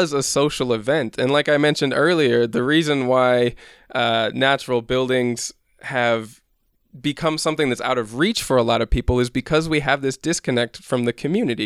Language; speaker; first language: English; native; English